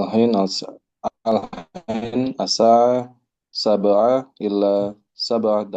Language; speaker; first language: Arabic; non-native, learner; Indonesian